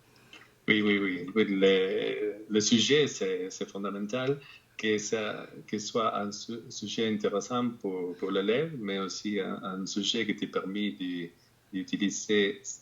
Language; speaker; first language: French; non-native, fluent; Spanish